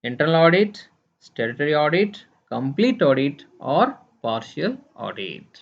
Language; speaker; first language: English; non-native, local second language; Kannada